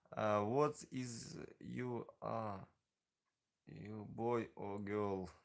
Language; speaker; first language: English; non-native, learner; Ukrainian